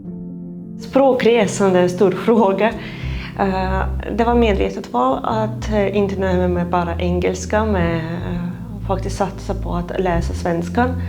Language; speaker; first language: Swedish; non-native, fluent; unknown